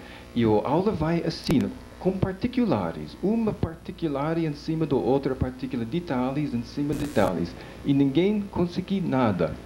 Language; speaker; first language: Portuguese; non-native, fluent; English